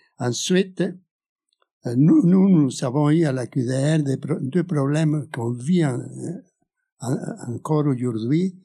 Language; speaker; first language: French; non-native, fluent; Spanish